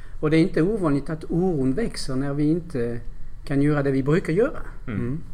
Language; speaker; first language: Swedish; non-native, fluent; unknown